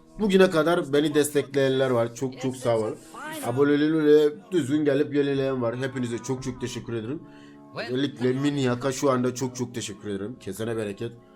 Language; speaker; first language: Turkish; non-native, fluent; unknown